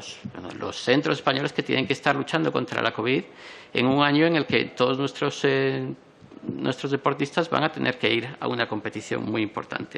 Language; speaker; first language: Spanish; native; Spanish